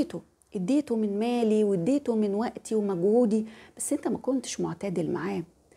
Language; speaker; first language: Arabic; native; Arabic